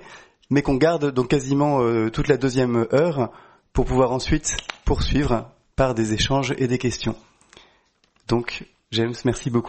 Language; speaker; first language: French; native; French